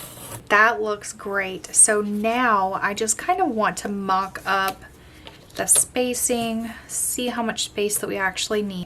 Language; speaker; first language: English; native; English